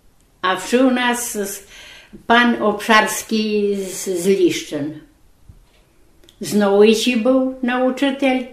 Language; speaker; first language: Polish; non-native, local second language; Rusyn